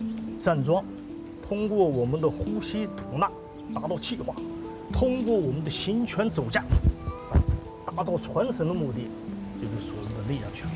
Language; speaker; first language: Chinese; native; Chinese